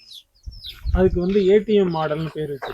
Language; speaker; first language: Tamil; native; Tamil